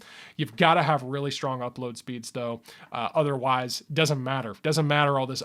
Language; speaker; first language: English; native; English